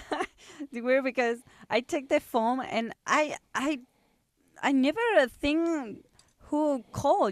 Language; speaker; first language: English; non-native, learner; Spanish